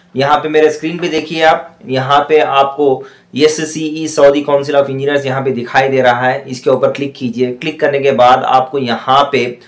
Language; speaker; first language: Hindi; non-native, local second language; Urdu